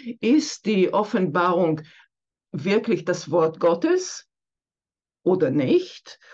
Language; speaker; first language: German; non-native, fluent; Hebrew